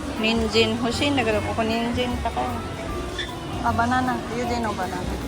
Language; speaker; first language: Japanese; non-native, fluent; Filipino